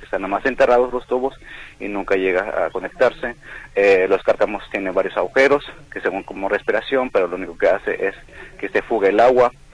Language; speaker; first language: Spanish; non-native, local second language; Nahuatl languages